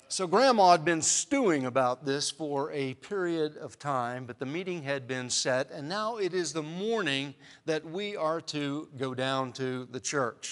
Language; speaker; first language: English; native; English